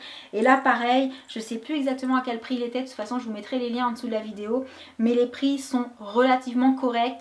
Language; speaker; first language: French; native; French